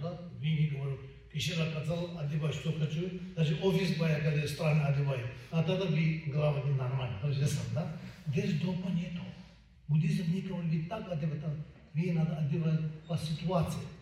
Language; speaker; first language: Russian; non-native, learner; Tibetan